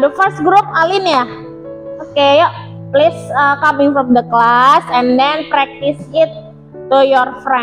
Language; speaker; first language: English; non-native, learner; Indonesian